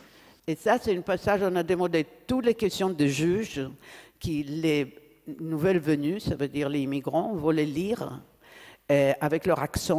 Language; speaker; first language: French; non-native, fluent; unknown